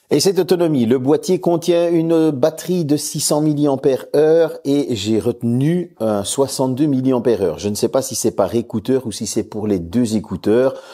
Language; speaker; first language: French; native; French